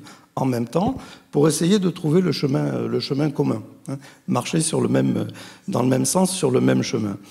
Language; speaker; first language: French; native; French